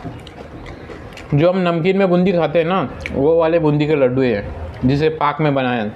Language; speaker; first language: Hindi; non-native, local second language; Marathi